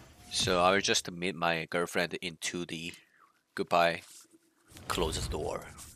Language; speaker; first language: English; non-native, fluent; Korean